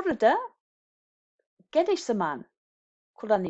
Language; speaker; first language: Turkish; non-native, fluent; English